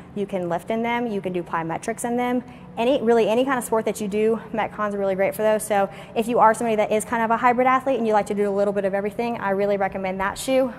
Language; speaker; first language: English; native; English